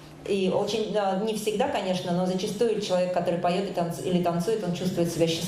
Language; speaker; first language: Russian; native; Russian